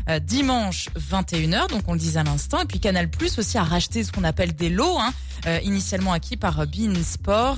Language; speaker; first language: French; native; French